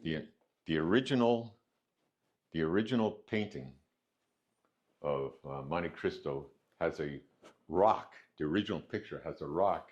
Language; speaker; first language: English; native; English